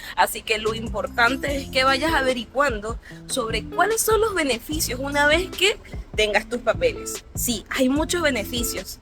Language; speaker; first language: Spanish; native; Spanish